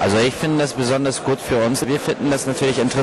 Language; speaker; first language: German; non-native, fluent; Turkish